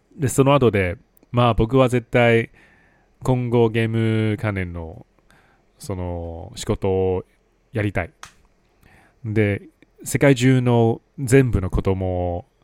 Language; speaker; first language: Japanese; non-native, fluent; Chinese